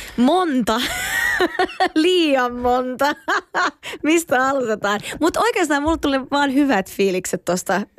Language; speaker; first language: Finnish; non-native, local second language; Swedish